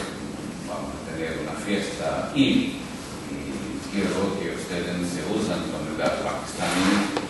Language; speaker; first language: Spanish; non-native, local second language; Urdu